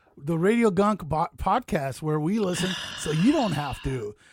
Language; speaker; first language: English; native; English